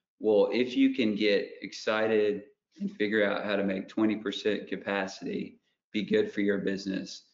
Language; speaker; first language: English; native; English